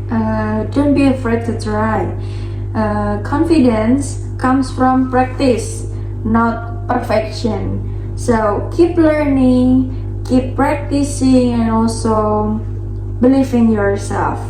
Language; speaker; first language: English; non-native, learner; Indonesian